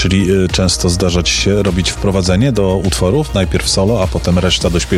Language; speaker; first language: Polish; native; Polish